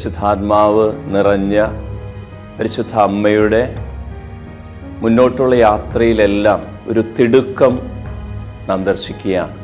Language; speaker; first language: Malayalam; native; Malayalam